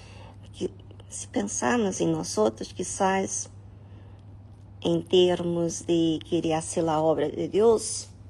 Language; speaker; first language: Portuguese; non-native, learner; Spanish